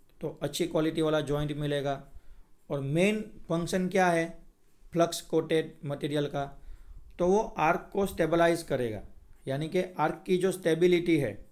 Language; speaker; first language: Hindi; non-native, local second language; Gujarati